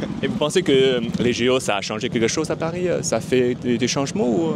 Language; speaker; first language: French; non-native, fluent; Chinese